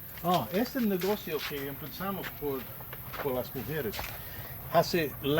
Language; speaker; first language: Spanish; non-native, learner; English